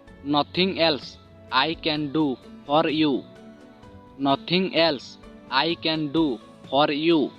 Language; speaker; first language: English; non-native, local second language; Odia